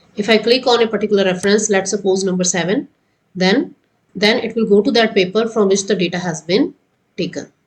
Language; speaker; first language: English; non-native, local second language; Hindi